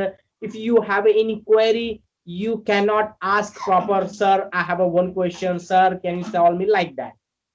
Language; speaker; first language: English; non-native, learner; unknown